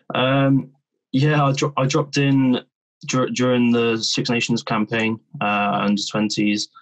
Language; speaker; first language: English; native; English